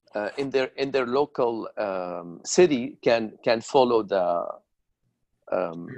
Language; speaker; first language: English; non-native, fluent; Arabic